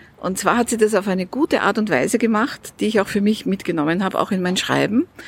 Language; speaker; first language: German; early bilingual, other home language; Russian